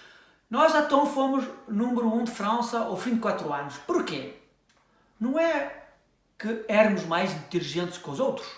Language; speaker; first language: Portuguese; early bilingual, heritage; French